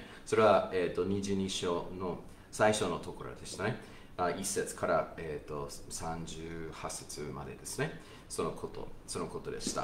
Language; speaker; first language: Japanese; non-native, fluent; English